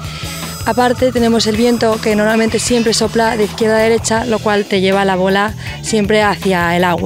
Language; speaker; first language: Spanish; native; Spanish